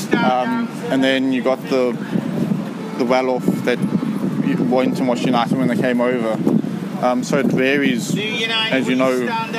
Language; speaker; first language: English; native; English